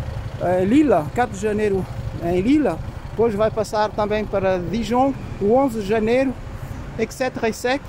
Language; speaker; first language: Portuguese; early bilingual, heritage; Portuguese